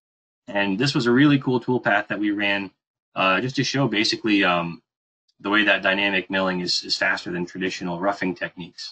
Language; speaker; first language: English; native; English